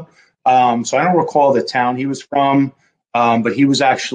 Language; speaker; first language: English; native; English